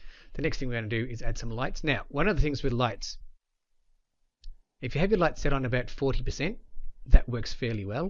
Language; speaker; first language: English; native; English